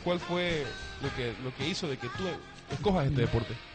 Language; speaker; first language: Spanish; native; Spanish